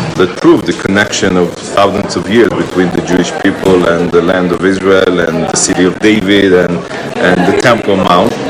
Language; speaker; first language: English; non-native, fluent; Hebrew